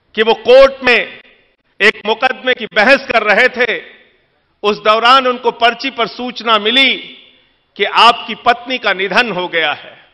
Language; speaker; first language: Hindi; native; Hindi